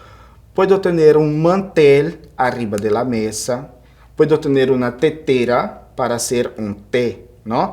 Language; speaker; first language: Spanish; non-native, fluent; Portuguese